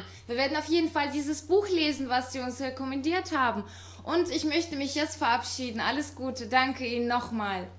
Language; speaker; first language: German; non-native, fluent; Russian